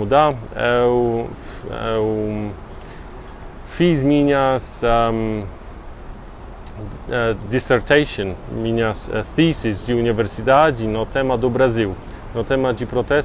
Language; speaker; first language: Portuguese; non-native, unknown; Polish